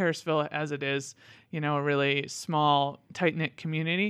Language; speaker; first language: English; native; English